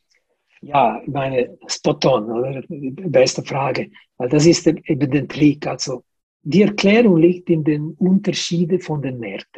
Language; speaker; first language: German; non-native, fluent; Italian